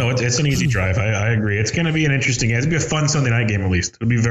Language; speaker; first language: English; native; English